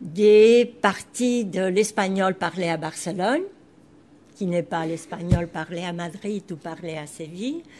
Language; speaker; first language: French; non-native, fluent; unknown